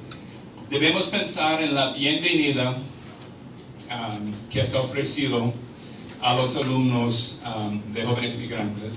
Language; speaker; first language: Spanish; non-native, fluent; English